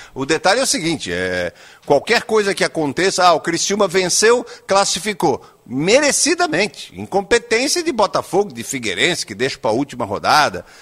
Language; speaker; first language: Portuguese; native; Portuguese